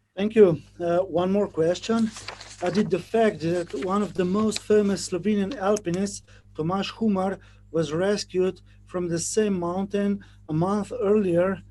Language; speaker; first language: English; non-native, fluent; Slovenian